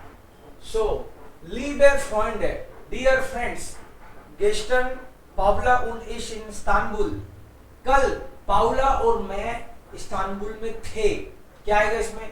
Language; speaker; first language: Hindi; native; Hindi